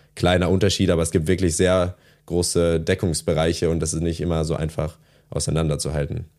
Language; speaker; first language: German; native; German